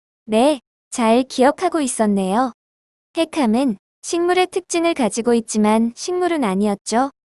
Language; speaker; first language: Korean; native; Korean